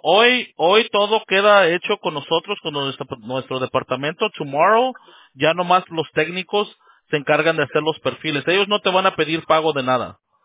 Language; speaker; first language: Spanish; early bilingual, heritage; Spanish